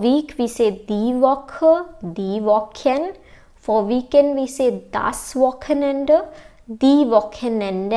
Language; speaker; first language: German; non-native, fluent; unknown